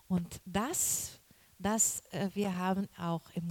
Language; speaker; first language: German; non-native, learner; Portuguese